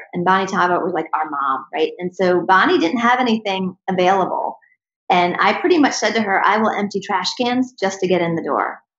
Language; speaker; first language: English; native; English